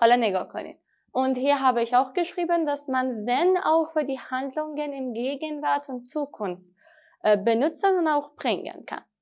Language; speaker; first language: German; non-native, fluent; Persian